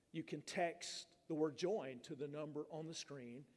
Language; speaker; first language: English; native; English